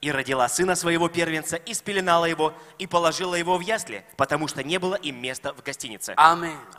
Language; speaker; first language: Russian; native; Russian